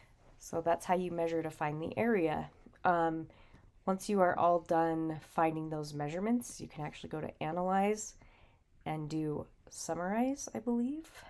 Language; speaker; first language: English; native; English